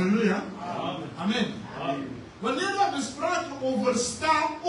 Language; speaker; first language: Dutch; non-native, fluent; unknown